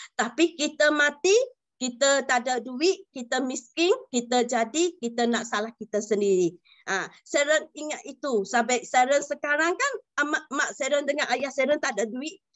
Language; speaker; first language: Malay; non-native, local second language; Chinese